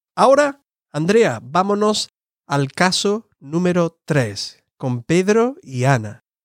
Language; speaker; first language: Spanish; non-native, fluent; English